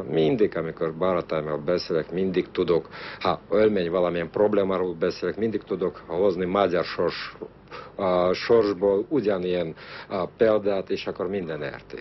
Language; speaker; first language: Hungarian; non-native, fluent; Armenian